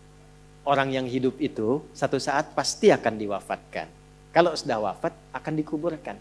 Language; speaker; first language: Indonesian; native; Indonesian